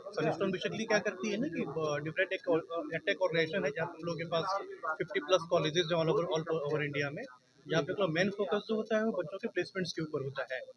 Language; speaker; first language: Hindi; native; Hindi